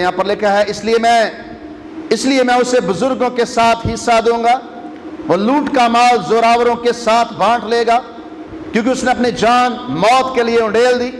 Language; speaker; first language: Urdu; non-native, local second language; Punjabi